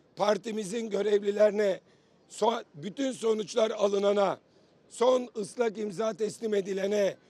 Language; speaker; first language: Turkish; native; Turkish